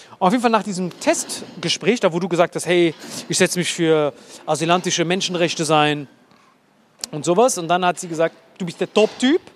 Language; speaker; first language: German; early bilingual, other home language; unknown